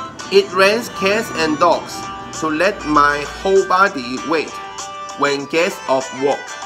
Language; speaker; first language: English; non-native, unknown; Hakka Chinese